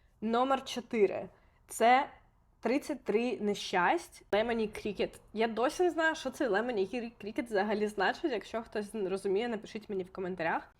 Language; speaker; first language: Ukrainian; non-native, local second language; Russian